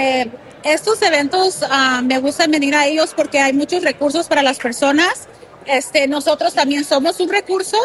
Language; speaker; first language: Spanish; early bilingual, heritage; Spanish